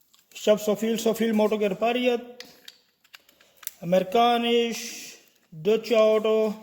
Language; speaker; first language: German; non-native, learner; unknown